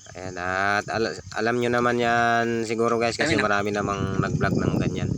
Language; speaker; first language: Filipino; non-native, local second language; Masbatenyo